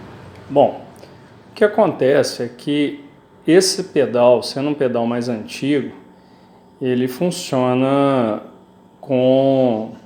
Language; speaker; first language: Portuguese; native; Portuguese